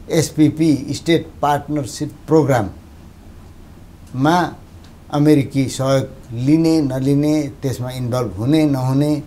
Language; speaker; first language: Nepali; native; Nepali